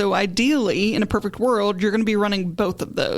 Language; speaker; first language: English; native; English